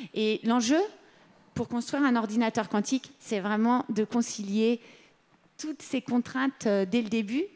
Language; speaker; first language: French; native; French